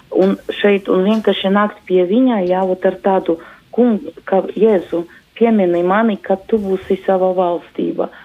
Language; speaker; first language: Latvian; non-native, local second language; Russian